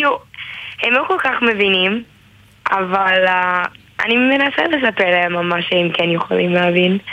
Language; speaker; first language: Hebrew; non-native, learner; English